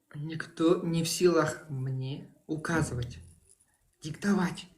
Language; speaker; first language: Russian; non-native, local second language; Kazakh